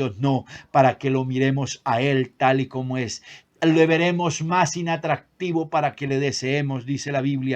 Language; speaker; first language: Spanish; native; Spanish